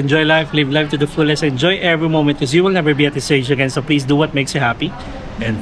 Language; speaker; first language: English; non-native, local second language; Filipino